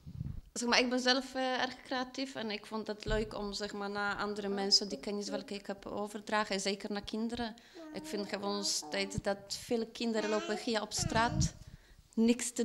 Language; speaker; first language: Dutch; non-native, fluent; Polish